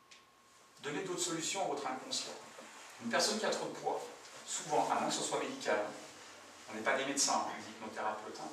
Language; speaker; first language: French; native; French